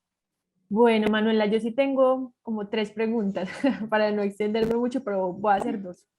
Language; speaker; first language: Spanish; native; Spanish